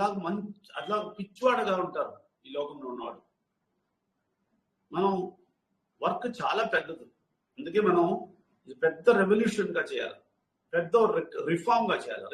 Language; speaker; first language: Telugu; non-native, local second language; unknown